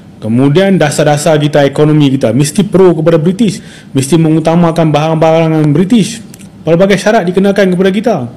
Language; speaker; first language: Malay; native; Malay